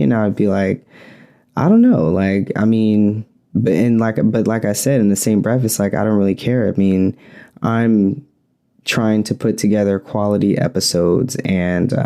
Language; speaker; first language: English; native; English